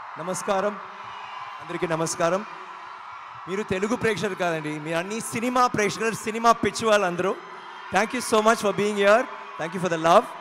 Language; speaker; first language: Telugu; non-native, learner; Tamil